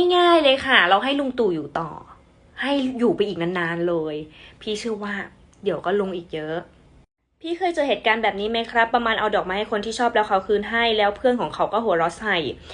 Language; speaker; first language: Thai; non-native, local second language; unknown